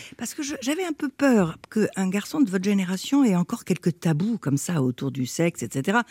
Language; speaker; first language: French; native; French